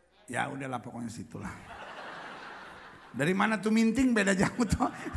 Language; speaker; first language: Indonesian; native; Indonesian